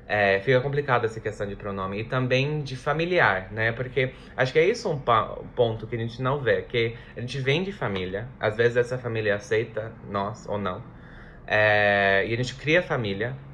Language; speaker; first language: Portuguese; non-native, fluent; English